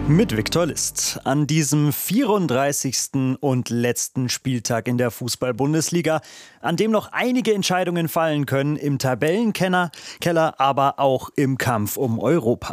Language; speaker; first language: German; native; German